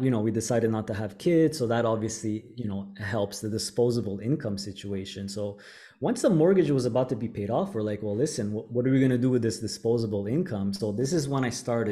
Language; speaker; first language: English; native; English